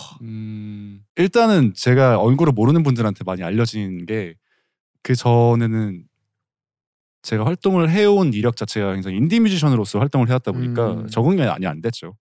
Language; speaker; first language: Korean; native; Korean